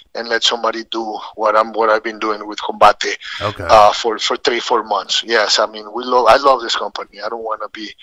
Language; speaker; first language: English; non-native, fluent; Spanish